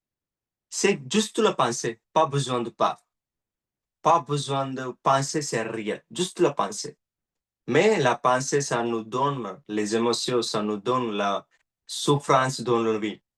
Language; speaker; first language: French; non-native, learner; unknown